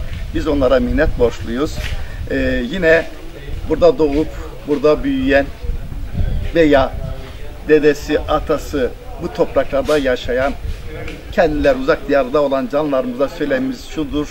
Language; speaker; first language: Turkish; native; Turkish